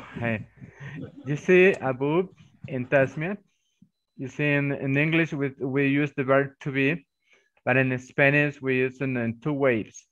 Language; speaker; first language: English; non-native, fluent; Spanish